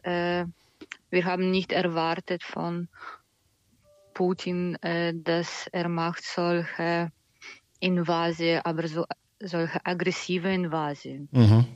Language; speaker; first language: German; non-native, learner; Ukrainian